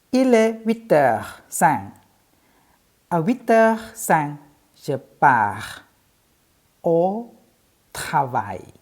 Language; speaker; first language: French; non-native, fluent; Thai